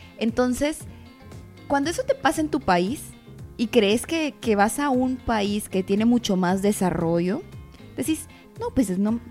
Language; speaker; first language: Spanish; native; Spanish